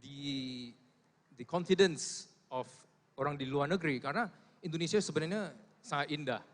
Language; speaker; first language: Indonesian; non-native, fluent; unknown